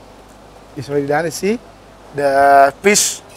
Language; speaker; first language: English; non-native, learner; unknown